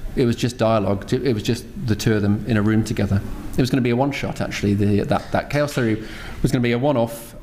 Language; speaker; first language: English; native; English